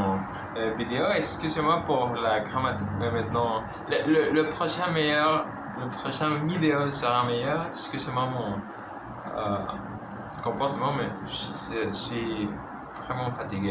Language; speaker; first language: French; non-native, learner; Spanish